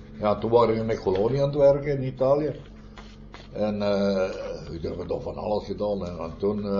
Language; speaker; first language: Dutch; non-native, fluent; Italian